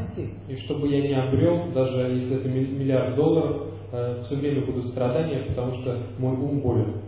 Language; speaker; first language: Russian; native; Russian